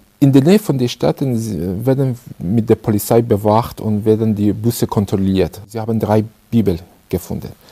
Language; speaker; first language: German; non-native, fluent; Persian